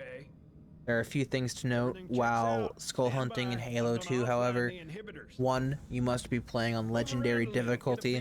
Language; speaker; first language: English; native; English